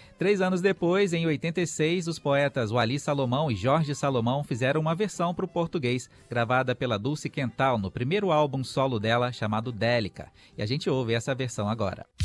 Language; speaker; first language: Portuguese; native; Portuguese